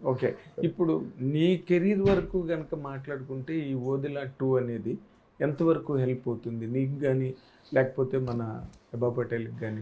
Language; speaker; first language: Telugu; native; Telugu